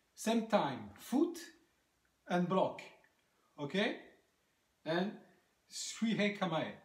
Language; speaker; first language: English; non-native, learner; French